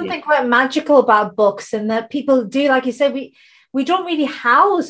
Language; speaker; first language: English; native; English